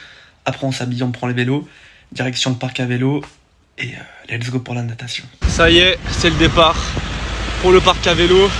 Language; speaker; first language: French; native; French